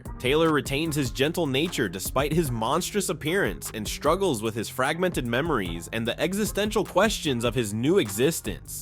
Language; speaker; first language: English; native; English